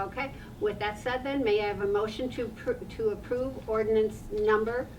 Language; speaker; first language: English; native; English